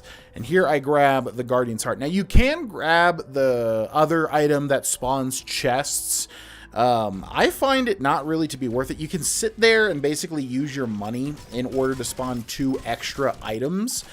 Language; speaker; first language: English; native; English